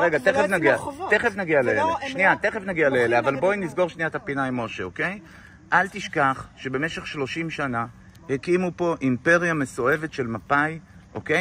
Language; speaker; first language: Hebrew; native; Hebrew